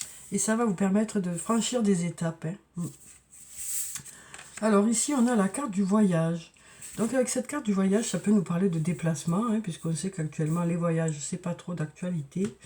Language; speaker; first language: French; native; French